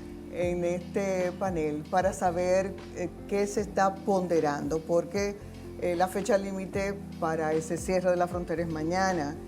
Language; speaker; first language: Spanish; native; Spanish